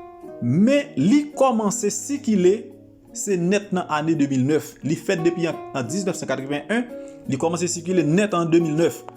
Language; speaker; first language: French; non-native, local second language; Haitian Creole